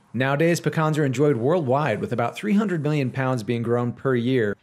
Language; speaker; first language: English; native; English